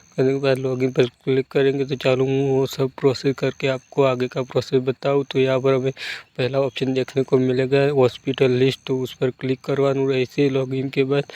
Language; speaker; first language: Hindi; non-native, local second language; Gujarati